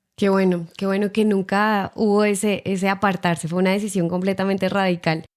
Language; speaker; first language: Spanish; native; Spanish